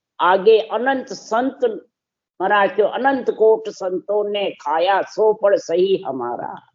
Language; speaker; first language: Hindi; native; Hindi